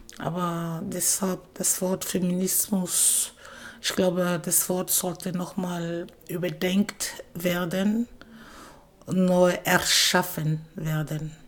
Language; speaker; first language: German; non-native, fluent; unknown